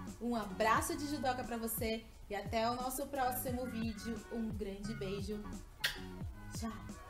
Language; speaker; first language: Portuguese; native; Portuguese